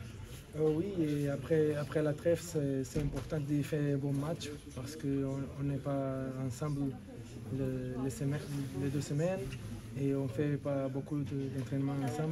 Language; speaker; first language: French; non-native, learner; Portuguese